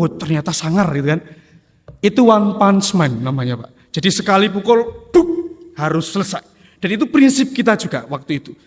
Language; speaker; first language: Indonesian; non-native, local second language; Javanese